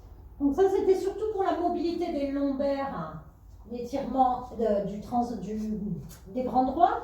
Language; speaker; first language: French; native; French